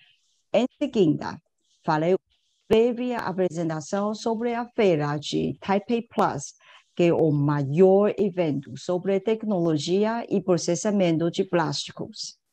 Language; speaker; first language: Portuguese; non-native, fluent; Chinese